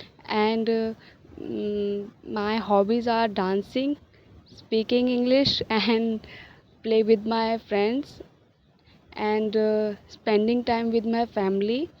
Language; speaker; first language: English; non-native, learner; Hindi